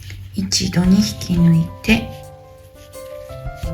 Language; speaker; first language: Japanese; native; Japanese